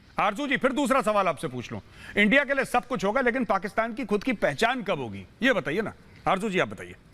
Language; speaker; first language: Hindi; native; Hindi